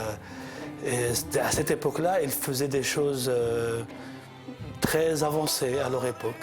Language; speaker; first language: French; non-native, fluent; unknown